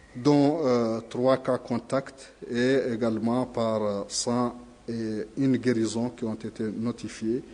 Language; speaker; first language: French; non-native, local second language; Arabic